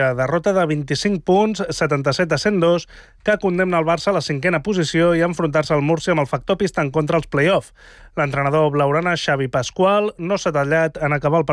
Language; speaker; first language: Catalan; native; Catalan